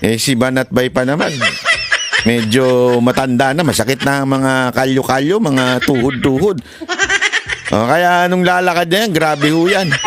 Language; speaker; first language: Filipino; native; Filipino